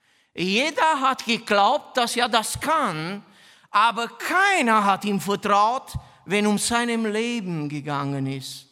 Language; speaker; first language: German; non-native, fluent; Romanian